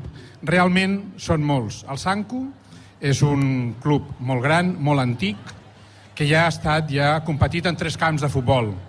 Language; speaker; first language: Catalan; native; Catalan